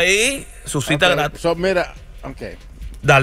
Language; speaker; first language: Spanish; native; Spanish